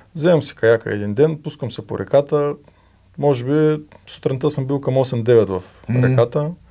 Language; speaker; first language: Bulgarian; native; Bulgarian